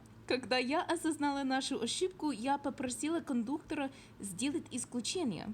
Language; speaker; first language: Russian; non-native, fluent; English